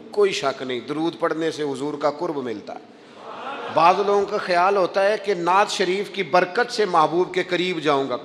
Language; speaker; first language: Urdu; non-native, local second language; Punjabi